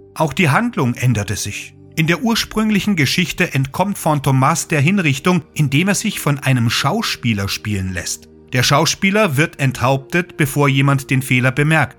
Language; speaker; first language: German; native; German